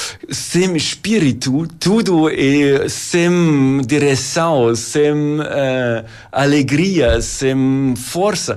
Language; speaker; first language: Portuguese; non-native, learner; German